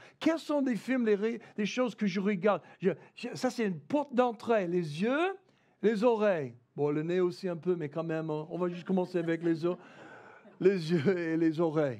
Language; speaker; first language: French; non-native, fluent; English